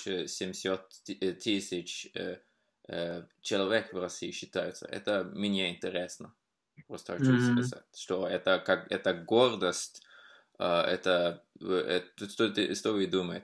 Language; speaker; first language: Russian; non-native, fluent; Norwegian